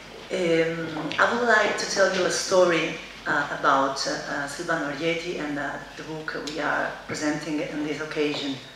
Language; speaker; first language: English; non-native, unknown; Italian